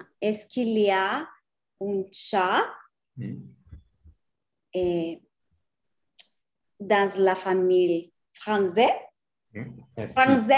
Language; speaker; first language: French; non-native, learner; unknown